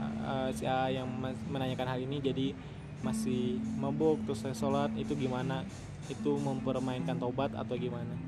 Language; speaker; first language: Indonesian; native; Indonesian